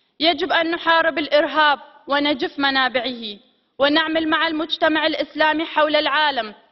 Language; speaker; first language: Arabic; non-native, local second language; Kurdish